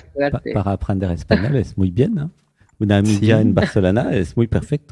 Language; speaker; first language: Spanish; non-native, learner; French